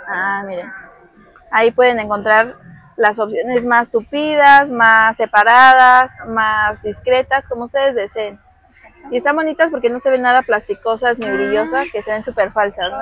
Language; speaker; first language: Spanish; native; Spanish